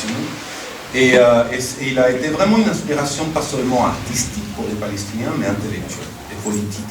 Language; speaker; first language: French; non-native, fluent; Spanish